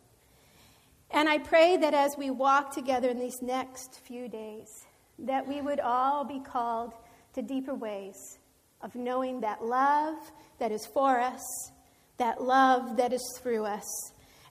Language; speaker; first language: English; native; English